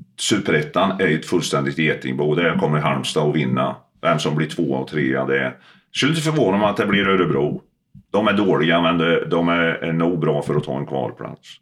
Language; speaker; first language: Swedish; early bilingual, other home language; Finnish